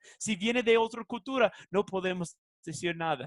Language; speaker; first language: Spanish; non-native, fluent; English